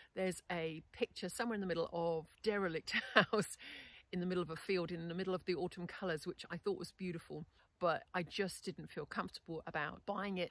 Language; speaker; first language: English; native; English